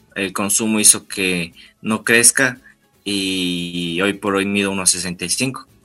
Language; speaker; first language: Spanish; native; Spanish